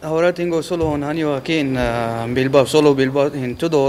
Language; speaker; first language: Spanish; non-native, learner; Arabic